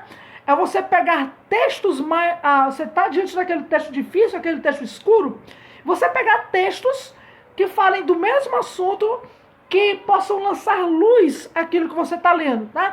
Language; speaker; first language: Portuguese; native; Portuguese